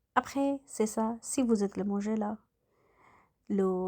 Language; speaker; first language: French; non-native, learner; Bangla